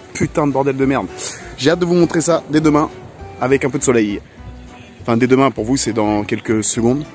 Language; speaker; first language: French; native; French